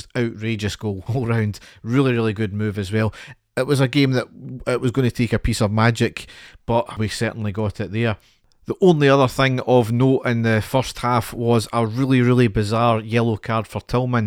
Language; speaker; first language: English; native; English